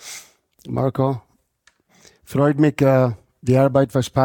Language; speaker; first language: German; non-native, fluent; English